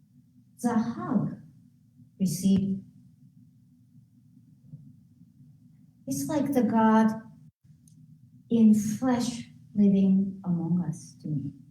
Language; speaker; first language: English; non-native, fluent; Japanese